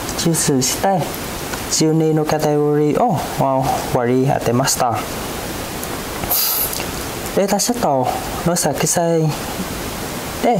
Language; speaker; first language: Japanese; non-native, fluent; Vietnamese